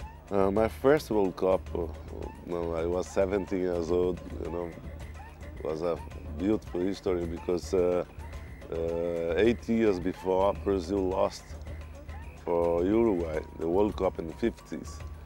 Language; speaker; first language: English; non-native, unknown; Portuguese